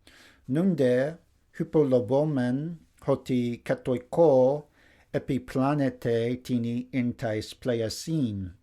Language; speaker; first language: Greek; non-native, fluent; English